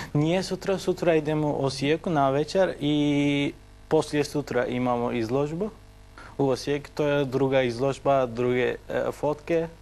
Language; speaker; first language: Bosnian; non-native, learner; Turkish